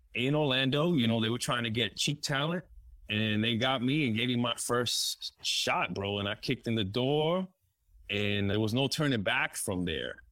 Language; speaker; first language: English; early bilingual, other home language; Spanish